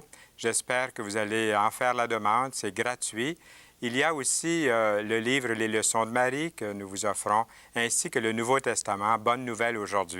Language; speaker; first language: French; native; French